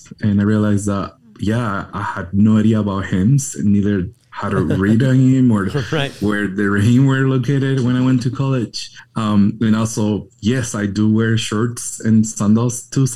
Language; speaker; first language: English; non-native, fluent; Spanish